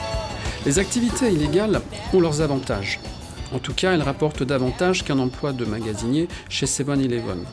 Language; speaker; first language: French; native; French